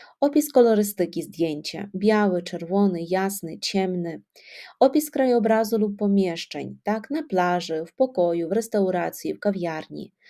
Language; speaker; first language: Polish; non-native, fluent; Ukrainian